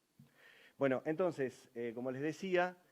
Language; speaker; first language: Spanish; native; Spanish